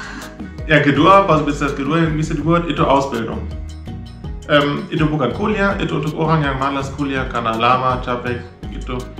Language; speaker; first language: Indonesian; non-native, learner; German